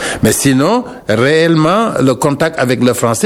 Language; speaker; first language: French; non-native, local second language; Wolof